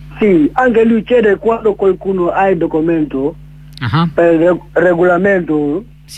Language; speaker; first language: Italian; non-native, learner; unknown